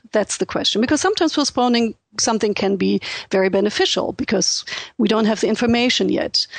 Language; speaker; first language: English; non-native, fluent; German